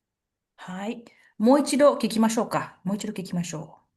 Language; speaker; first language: Japanese; non-native, fluent; Indonesian